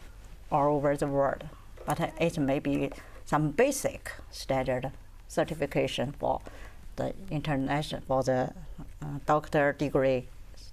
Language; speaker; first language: English; non-native, learner; Chinese